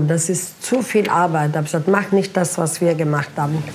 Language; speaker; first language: German; non-native, fluent; Italian